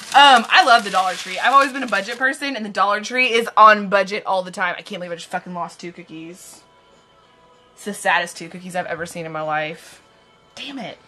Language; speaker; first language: English; native; English